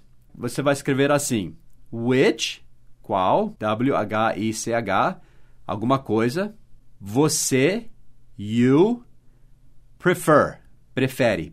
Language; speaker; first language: Portuguese; non-native, fluent; English